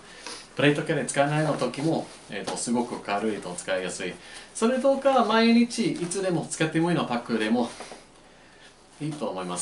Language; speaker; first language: Japanese; non-native, learner; English